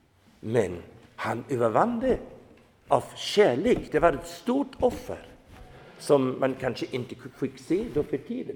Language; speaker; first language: Swedish; non-native, fluent; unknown